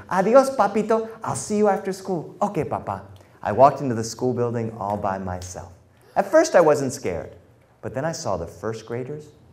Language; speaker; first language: English; early bilingual, other home language; Spanish